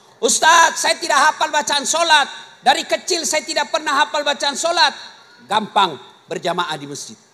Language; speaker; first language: Indonesian; non-native, local second language; Buginese